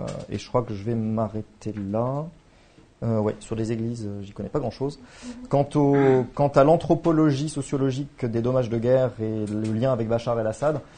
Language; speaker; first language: French; native; French